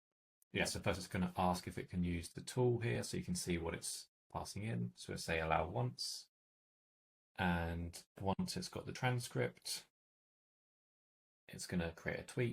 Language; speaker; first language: English; native; English